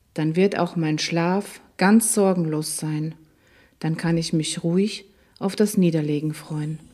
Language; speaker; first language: German; native; German